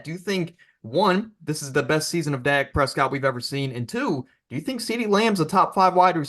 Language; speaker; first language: English; native; English